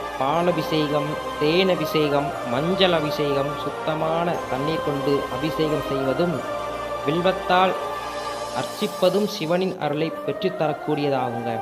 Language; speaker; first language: Tamil; native; Tamil